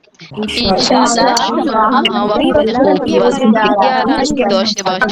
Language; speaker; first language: Persian; non-native, learner; Urdu